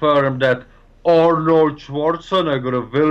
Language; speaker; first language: English; non-native, fluent; Czech